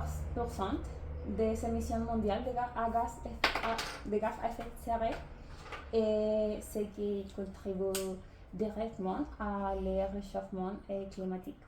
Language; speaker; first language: French; non-native, learner; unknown